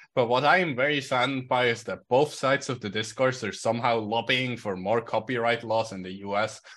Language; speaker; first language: English; non-native, fluent; Swiss German